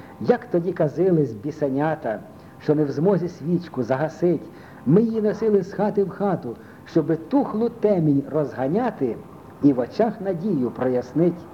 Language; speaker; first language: Ukrainian; native; Ukrainian